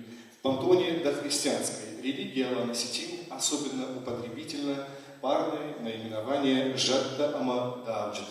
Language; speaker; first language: Russian; native; Russian